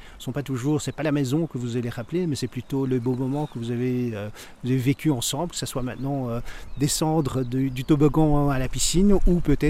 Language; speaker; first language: French; native; French